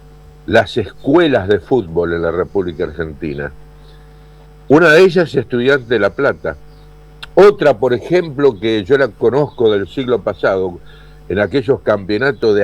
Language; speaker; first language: Spanish; native; Spanish